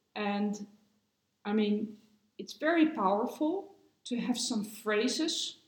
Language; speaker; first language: English; non-native, fluent; Dutch